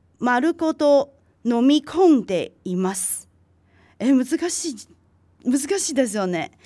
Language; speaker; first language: Japanese; non-native, fluent; Chinese